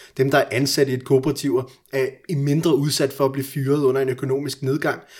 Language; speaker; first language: Danish; early bilingual, other home language; Persian